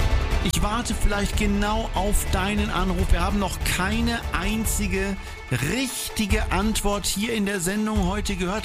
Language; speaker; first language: German; native; German